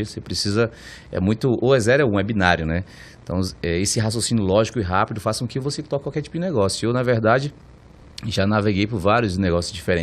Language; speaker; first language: Portuguese; native; Portuguese